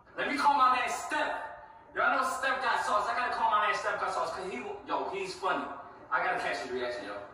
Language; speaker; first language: English; native; English